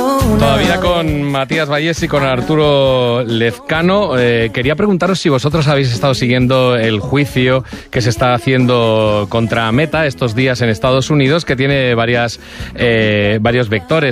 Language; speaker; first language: Spanish; native; Spanish